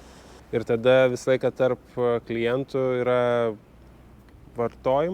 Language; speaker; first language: Lithuanian; native; Lithuanian